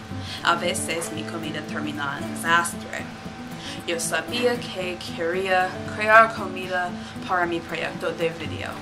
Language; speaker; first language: Spanish; non-native, learner; English